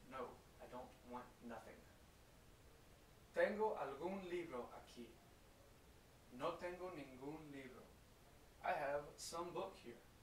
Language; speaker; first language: Spanish; non-native, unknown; English